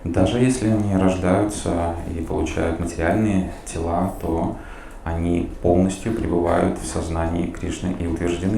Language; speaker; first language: Russian; native; Russian